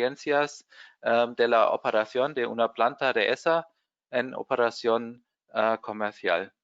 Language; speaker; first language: Spanish; non-native, fluent; German